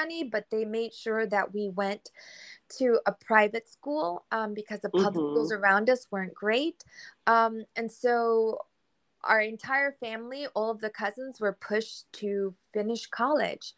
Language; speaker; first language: English; early bilingual, other home language; Spanish